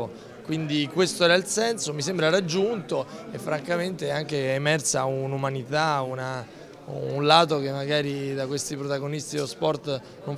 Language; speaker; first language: Italian; native; Italian